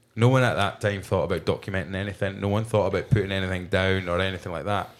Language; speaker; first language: English; native; English